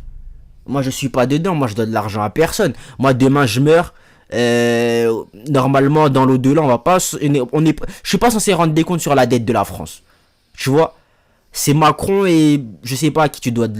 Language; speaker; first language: French; native; French